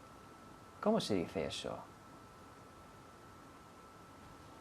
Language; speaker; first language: Spanish; non-native, fluent; English